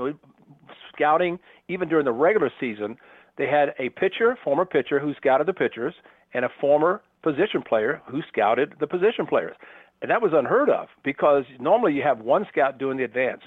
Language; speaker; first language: English; native; English